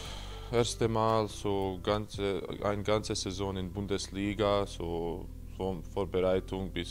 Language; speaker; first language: German; non-native, fluent; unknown